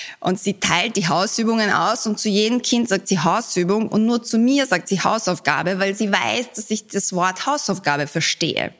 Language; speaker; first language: German; early bilingual, other home language; Bosnian